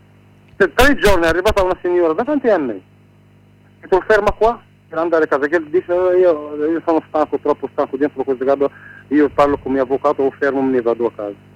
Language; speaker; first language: Italian; non-native, learner; Arabic